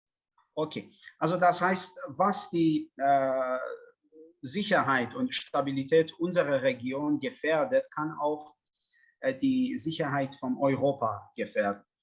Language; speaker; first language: German; non-native, fluent; Persian